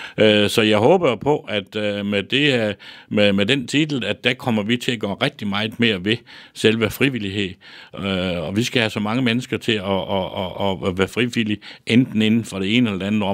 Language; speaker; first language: Danish; native; Danish